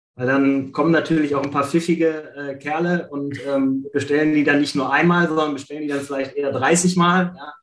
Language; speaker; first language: German; native; German